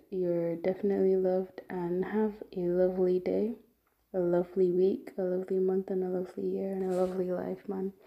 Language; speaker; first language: English; non-native, local second language; Yoruba